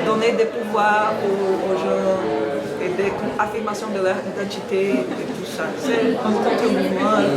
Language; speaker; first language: French; non-native, learner; Portuguese